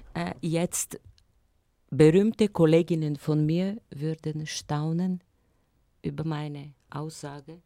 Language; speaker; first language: German; non-native, fluent; Bulgarian